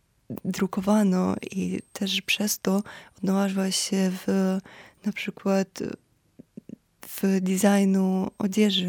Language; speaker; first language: Polish; non-native, fluent; Ukrainian